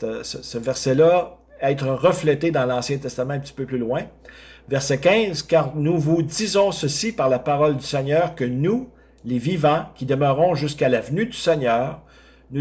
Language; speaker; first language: French; native; French